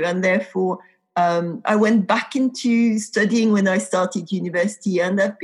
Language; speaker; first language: English; non-native, fluent; French